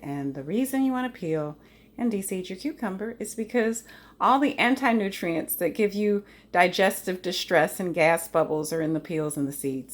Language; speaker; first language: English; native; English